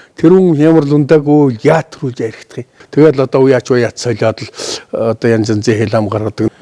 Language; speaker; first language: Mongolian; native; Mongolian